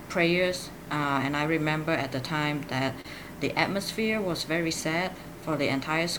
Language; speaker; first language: English; non-native, local second language; Cantonese